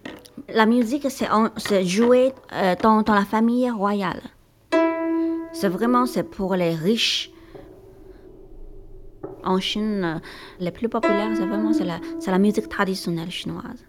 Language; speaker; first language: French; non-native, learner; Chinese